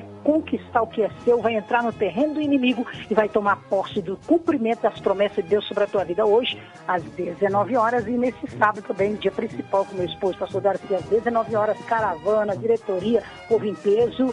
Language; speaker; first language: Portuguese; native; Portuguese